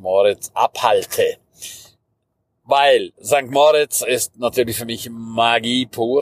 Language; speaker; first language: German; native; German